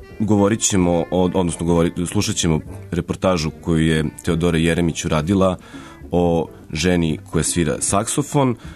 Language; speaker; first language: Serbian; native; Serbian